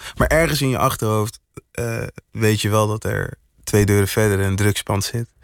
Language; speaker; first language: Dutch; early bilingual, other home language; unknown